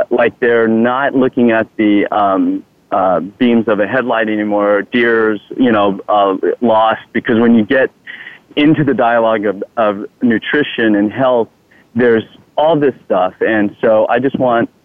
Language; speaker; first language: English; non-native, fluent; Thai